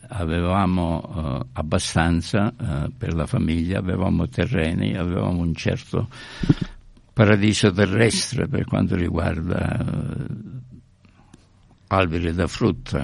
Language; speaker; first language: Italian; native; Italian